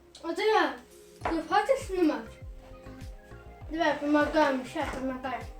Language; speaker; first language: Russian; early bilingual, heritage; Russian